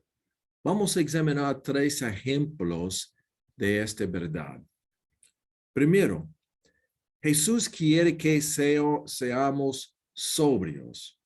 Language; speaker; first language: Spanish; non-native, learner; English